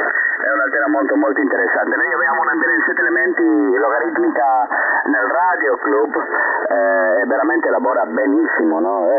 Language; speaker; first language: Italian; non-native, fluent; Spanish